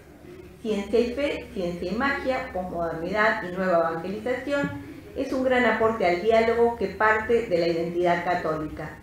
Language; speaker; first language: Spanish; native; Spanish